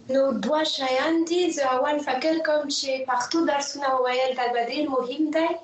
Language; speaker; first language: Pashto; non-native, fluent; French